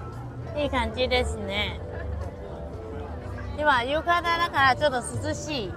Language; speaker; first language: Japanese; non-native, fluent; Chinese